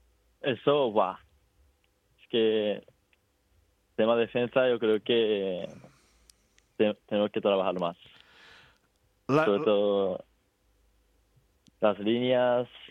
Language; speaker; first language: Spanish; non-native, fluent; Japanese